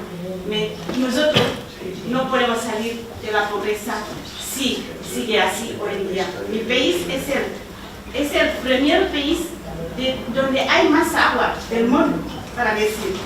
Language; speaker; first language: Spanish; non-native, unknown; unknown